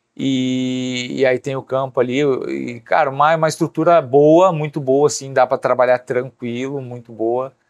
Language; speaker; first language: Portuguese; native; Portuguese